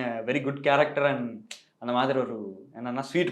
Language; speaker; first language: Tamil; non-native, learner; Telugu